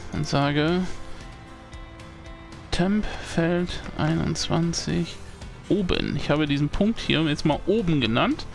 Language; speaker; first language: German; native; German